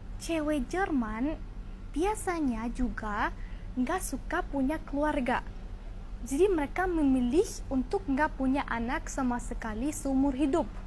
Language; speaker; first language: Indonesian; non-native, fluent; German